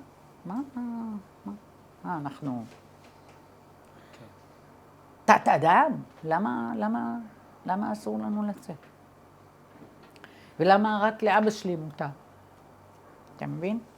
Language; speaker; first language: Hebrew; early bilingual, other home language; Arabic